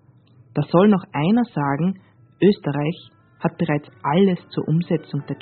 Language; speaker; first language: German; native; German